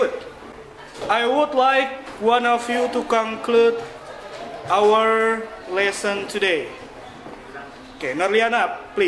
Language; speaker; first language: English; non-native, fluent; Indonesian